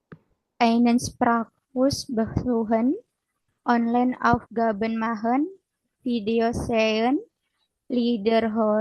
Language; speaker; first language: German; non-native, learner; Indonesian